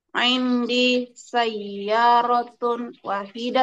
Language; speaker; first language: Arabic; non-native, learner; Indonesian